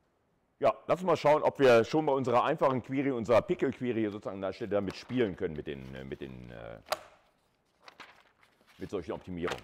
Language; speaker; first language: German; native; German